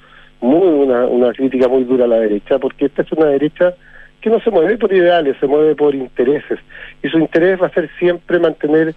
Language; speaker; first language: Spanish; native; Spanish